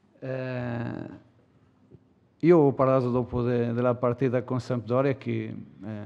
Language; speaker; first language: Italian; non-native, learner; Portuguese